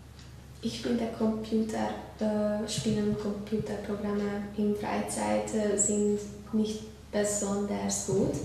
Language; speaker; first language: German; non-native, learner; Hungarian